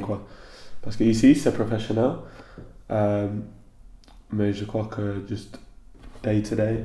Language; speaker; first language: French; non-native, learner; English